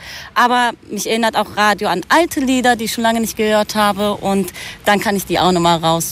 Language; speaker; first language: German; native; German